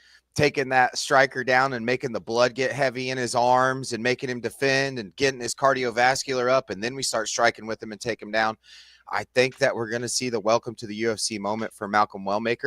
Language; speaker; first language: English; native; English